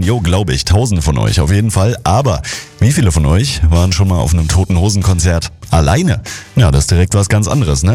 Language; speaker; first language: German; native; German